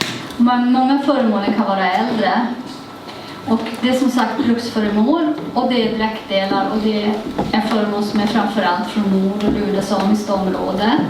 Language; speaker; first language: Swedish; native; Swedish